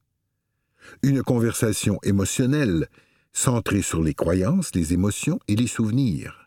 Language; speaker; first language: French; native; French